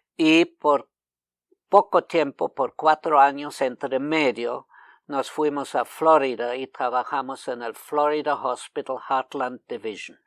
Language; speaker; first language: Spanish; non-native, fluent; German